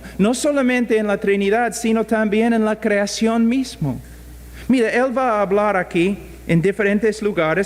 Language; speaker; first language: Spanish; non-native, fluent; English